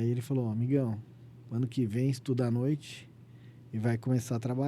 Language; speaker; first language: Portuguese; native; Portuguese